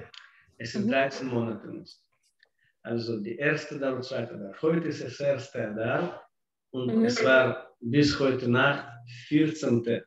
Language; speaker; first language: German; non-native, fluent; Russian